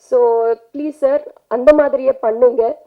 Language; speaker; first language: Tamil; non-native, learner; Telugu